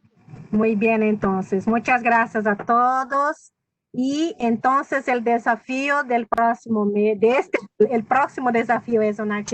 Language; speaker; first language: Spanish; non-native, fluent; Portuguese